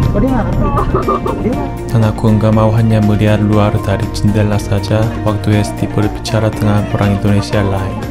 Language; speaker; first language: Indonesian; non-native, learner; Korean